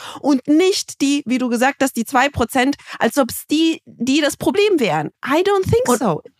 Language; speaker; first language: German; early bilingual, other home language; Romanian